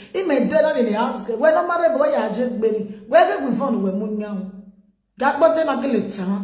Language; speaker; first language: English; non-native, local second language; Bini